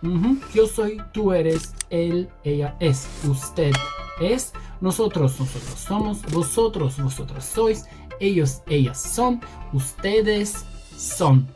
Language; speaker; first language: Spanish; non-native, fluent; Bulgarian